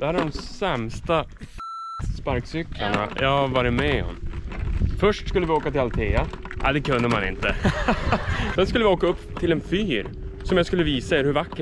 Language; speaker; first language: Swedish; native; Swedish